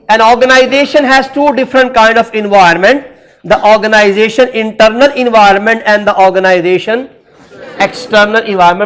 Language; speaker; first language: English; non-native, local second language; Urdu